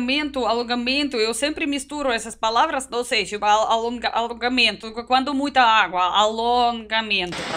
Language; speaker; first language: Portuguese; non-native, learner; Russian